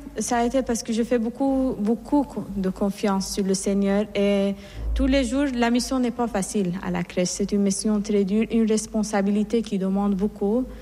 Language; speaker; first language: French; non-native, fluent; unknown